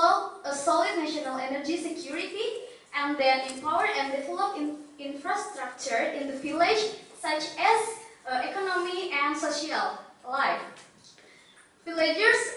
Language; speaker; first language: English; non-native, learner; Indonesian